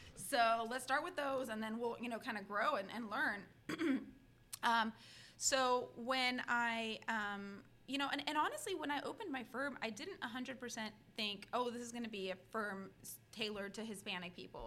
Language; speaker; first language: English; early bilingual, other home language; Spanish